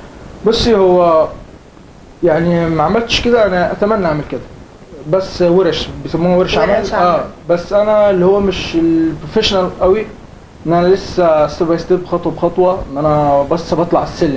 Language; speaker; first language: Arabic; native; Arabic